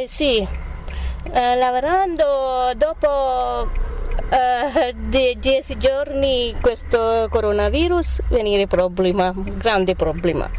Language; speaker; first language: Italian; non-native, learner; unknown